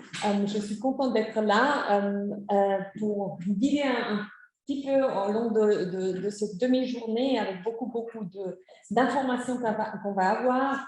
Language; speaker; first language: French; non-native, fluent; German